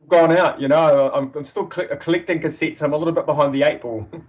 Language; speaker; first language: English; native; English